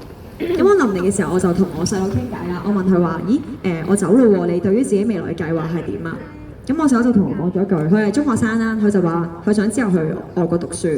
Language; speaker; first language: Cantonese; native; Cantonese